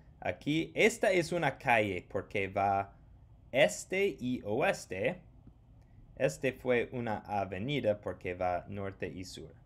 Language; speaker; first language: Spanish; non-native, fluent; English